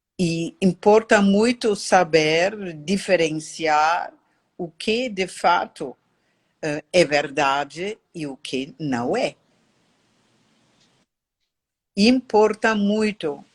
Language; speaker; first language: Portuguese; non-native, learner; German